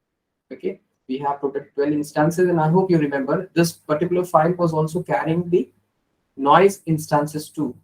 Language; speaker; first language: English; non-native, local second language; Hindi